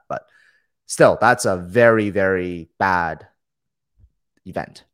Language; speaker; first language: English; early bilingual, other home language; Chinese